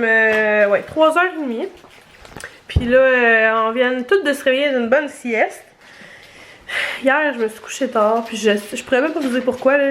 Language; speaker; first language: French; native; French